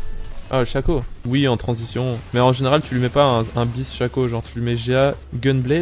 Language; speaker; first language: French; native; French